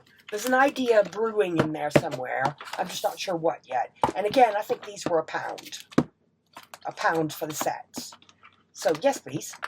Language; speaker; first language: English; native; English